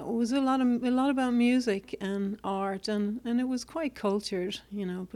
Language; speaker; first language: English; native; English